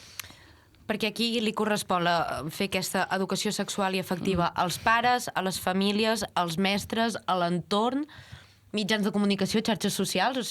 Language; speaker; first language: Catalan; native; Catalan